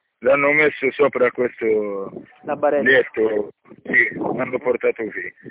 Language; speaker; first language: Italian; non-native, learner; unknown